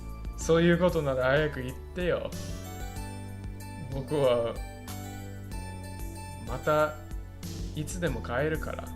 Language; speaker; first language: Japanese; non-native, fluent; English